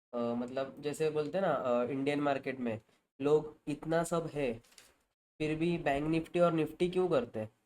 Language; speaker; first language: Hindi; non-native, local second language; Marathi